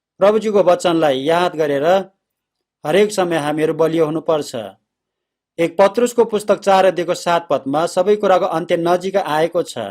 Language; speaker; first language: Nepali; non-native, fluent; Korean